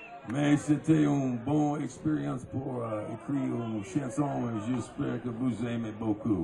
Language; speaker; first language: French; non-native, learner; English